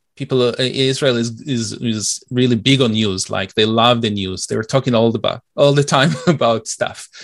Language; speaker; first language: English; non-native, fluent; Hebrew